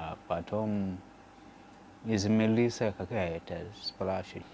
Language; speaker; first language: Russian; non-native, learner; Swahili